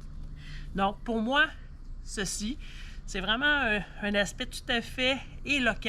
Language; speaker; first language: French; native; French